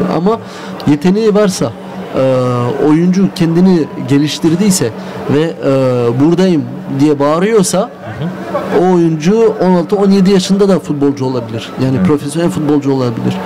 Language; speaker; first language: Turkish; early bilingual, heritage; Turkish